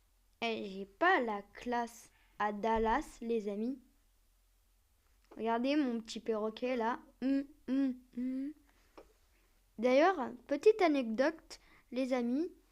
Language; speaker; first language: French; native; French